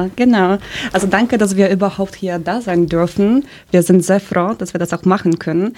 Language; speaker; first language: German; early bilingual, other home language; Polish